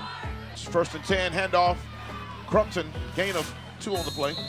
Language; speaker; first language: English; native; English